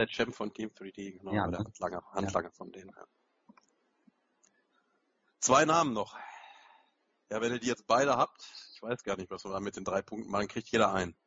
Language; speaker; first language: German; native; German